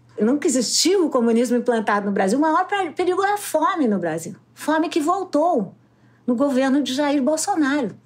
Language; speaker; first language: Portuguese; native; Portuguese